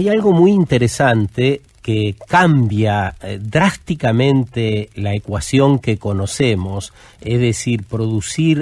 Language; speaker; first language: Spanish; native; Spanish